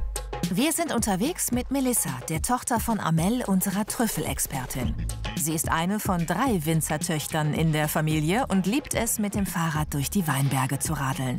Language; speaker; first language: German; native; German